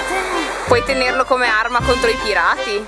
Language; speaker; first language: Italian; native; Italian